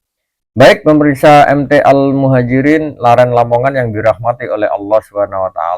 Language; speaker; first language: Indonesian; native; Indonesian